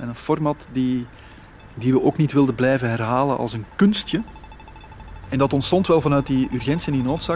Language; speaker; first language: Dutch; native; Dutch